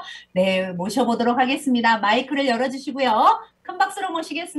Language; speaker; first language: Korean; native; Korean